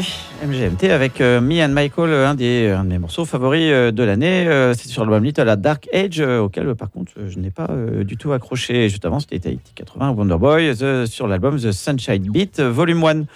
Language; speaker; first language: French; native; French